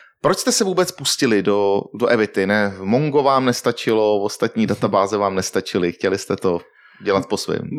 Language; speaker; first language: Czech; native; Czech